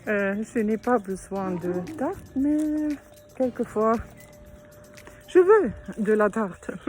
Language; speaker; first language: French; non-native, learner; German